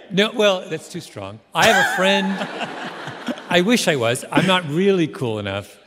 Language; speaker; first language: English; native; English